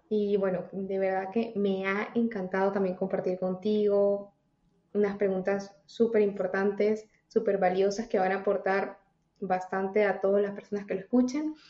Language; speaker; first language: Spanish; native; Spanish